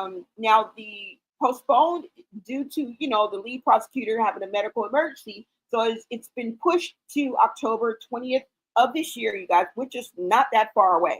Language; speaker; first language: English; native; English